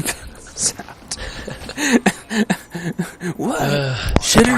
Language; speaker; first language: English; native; English